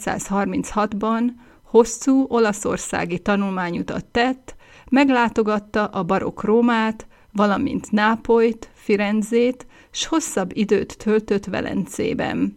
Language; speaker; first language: Hungarian; native; Hungarian